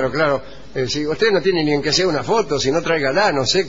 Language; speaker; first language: Spanish; native; Spanish